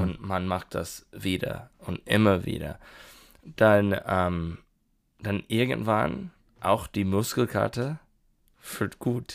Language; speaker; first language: German; non-native, learner; English